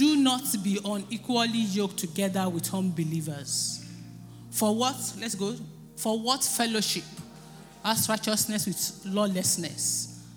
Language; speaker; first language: English; non-native, local second language; Yoruba